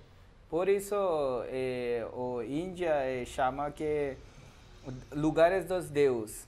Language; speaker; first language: Portuguese; non-native, learner; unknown